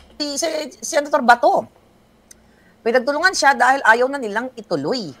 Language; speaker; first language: Filipino; native; Filipino